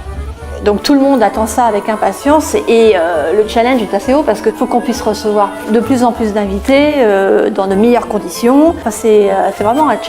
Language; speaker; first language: French; native; French